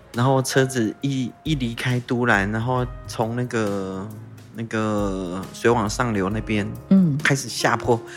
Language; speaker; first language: Chinese; non-native, local second language; Min Nan Chinese